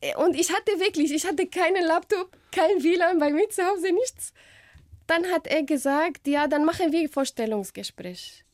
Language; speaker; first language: German; non-native, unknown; Arabic